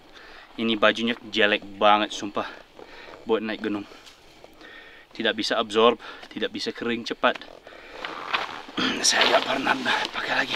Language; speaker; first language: Indonesian; non-native, fluent; English